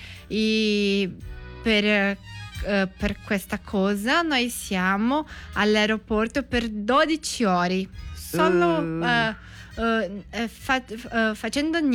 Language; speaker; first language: Italian; non-native, learner; Portuguese